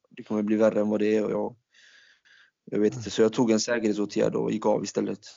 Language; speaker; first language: Swedish; early bilingual, other home language; Turkish